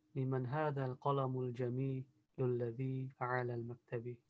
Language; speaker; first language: Arabic; non-native, learner; English